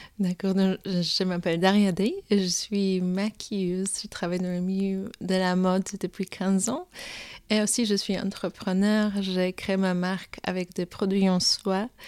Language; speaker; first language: French; non-native, fluent; Polish